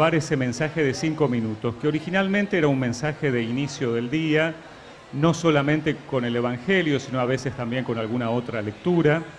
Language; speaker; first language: Spanish; native; Spanish